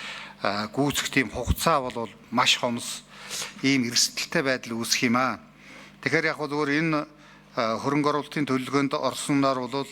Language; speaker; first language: Mongolian; native; Mongolian